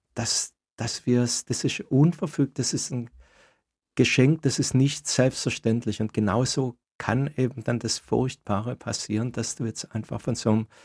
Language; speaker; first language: German; native; German